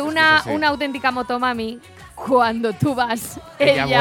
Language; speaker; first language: Spanish; native; Spanish